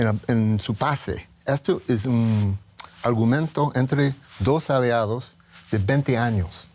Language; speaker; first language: Spanish; non-native, learner; English